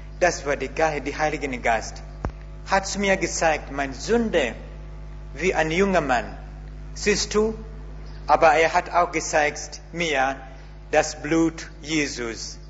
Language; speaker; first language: German; non-native, learner; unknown